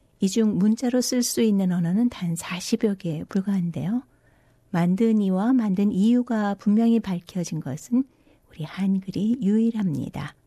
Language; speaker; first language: Korean; native; Korean